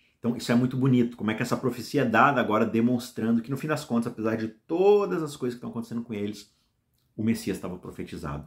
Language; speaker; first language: Portuguese; native; Portuguese